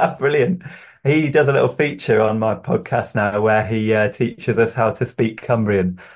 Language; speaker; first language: English; native; English